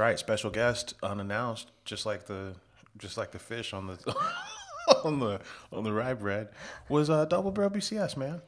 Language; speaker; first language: English; native; English